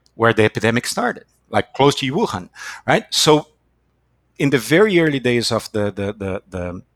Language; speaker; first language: English; non-native, fluent; Portuguese